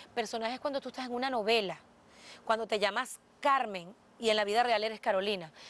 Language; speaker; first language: Spanish; native; Spanish